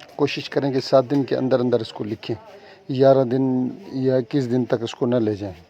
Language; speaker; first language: Urdu; non-native, local second language; Sindhi